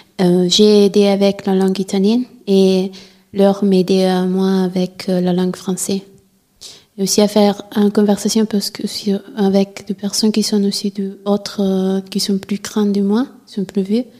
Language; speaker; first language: French; non-native, learner; Italian